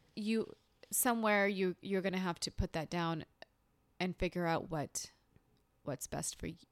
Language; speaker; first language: English; early bilingual, other home language; Hindi